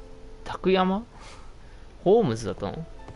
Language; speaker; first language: Japanese; native; Japanese